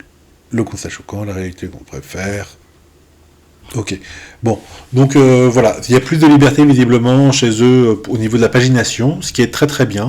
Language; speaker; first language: French; native; French